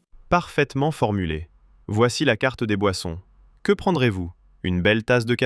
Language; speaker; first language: French; native; French